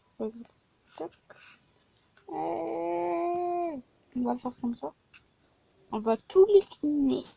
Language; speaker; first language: French; non-native, learner; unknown